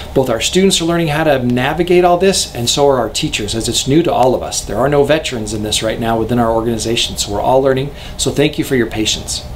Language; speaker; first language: English; native; English